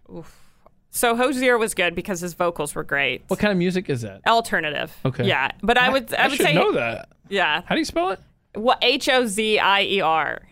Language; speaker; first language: English; native; English